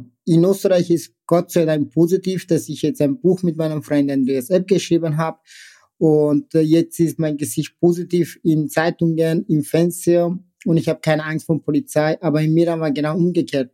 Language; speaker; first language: German; non-native, fluent; Persian